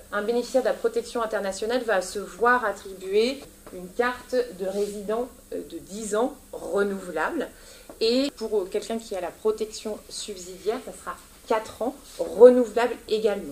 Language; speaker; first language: French; native; French